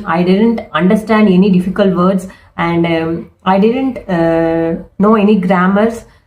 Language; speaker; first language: English; non-native, learner; Tamil